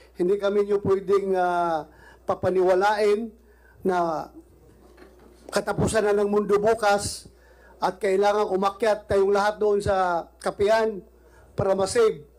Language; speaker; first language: Filipino; non-native, local second language; Cebuano